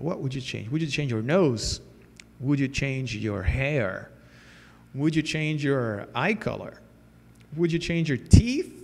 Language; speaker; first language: English; non-native, fluent; Portuguese